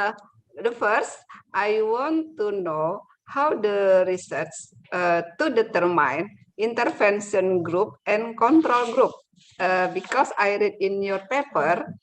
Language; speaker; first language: English; non-native, learner; Indonesian